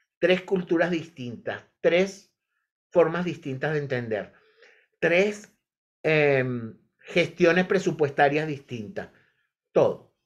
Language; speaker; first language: Spanish; native; Spanish